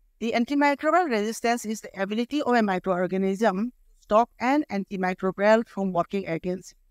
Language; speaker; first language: English; non-native, local second language; Manipuri